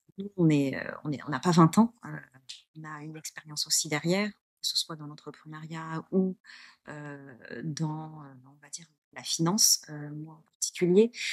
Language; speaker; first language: French; early bilingual, other home language; Arabic